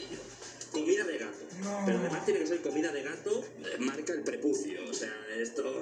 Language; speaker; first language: Spanish; native; Spanish